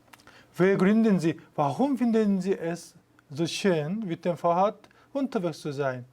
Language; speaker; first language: German; non-native, fluent; Korean